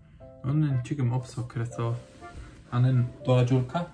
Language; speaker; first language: Korean; non-native, learner; Polish